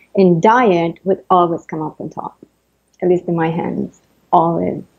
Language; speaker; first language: English; non-native, fluent; Italian